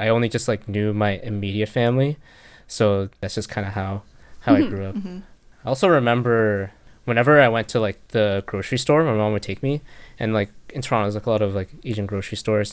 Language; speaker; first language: English; native; English